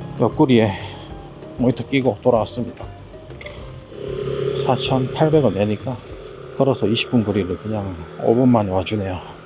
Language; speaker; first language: Korean; native; Korean